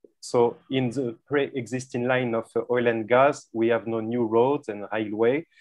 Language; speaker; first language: English; non-native, fluent; French